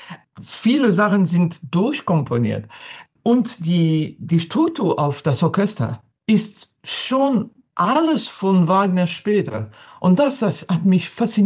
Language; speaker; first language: German; non-native, learner; French